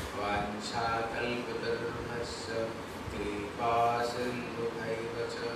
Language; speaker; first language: Hindi; non-native, local second language; Bangla